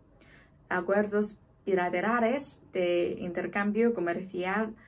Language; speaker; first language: Spanish; non-native, fluent; Chinese